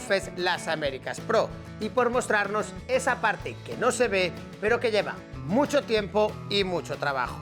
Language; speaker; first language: Spanish; native; Spanish